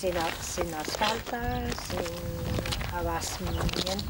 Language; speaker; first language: Spanish; non-native, learner; English